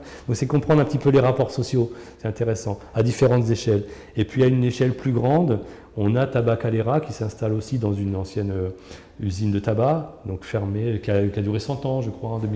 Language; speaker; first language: French; native; French